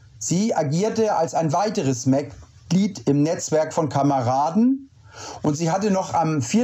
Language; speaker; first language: German; native; German